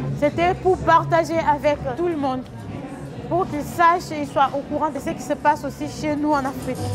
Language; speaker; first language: French; non-native, local second language; Lingala